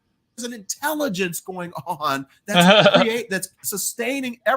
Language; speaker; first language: English; native; English